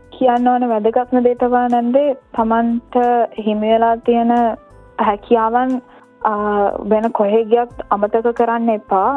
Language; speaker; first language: Sinhala; native; Sinhala